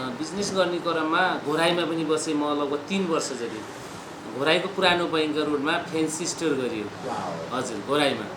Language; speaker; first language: Nepali; native; Nepali